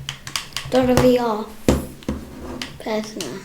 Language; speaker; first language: Welsh; native; Welsh